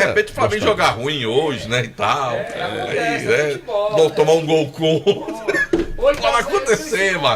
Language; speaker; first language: Portuguese; native; Portuguese